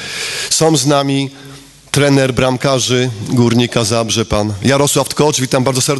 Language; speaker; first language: Polish; native; Polish